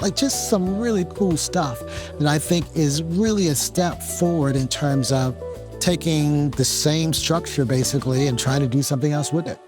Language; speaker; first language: English; native; English